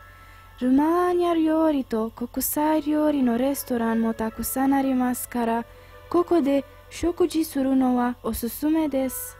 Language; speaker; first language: Japanese; non-native, learner; Romanian